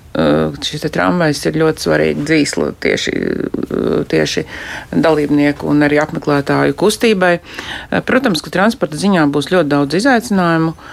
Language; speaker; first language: Latvian; native; Latvian